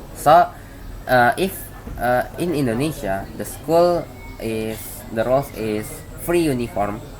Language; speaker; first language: English; non-native, learner; Indonesian